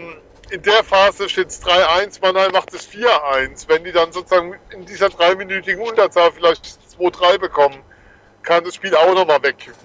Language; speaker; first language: German; native; German